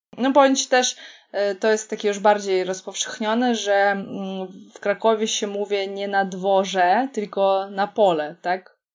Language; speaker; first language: Polish; non-native, fluent; Russian